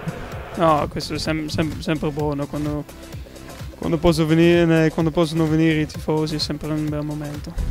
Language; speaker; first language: Italian; non-native, fluent; Dutch